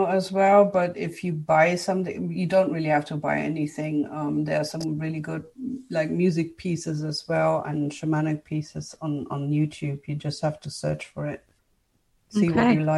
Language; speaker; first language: English; non-native, fluent; German